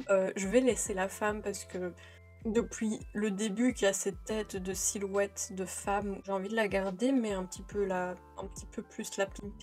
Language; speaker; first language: French; native; French